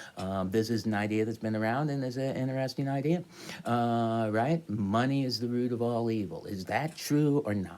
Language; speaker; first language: English; native; English